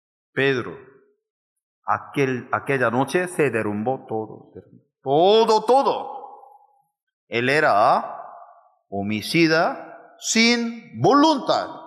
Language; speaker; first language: Spanish; non-native, fluent; Korean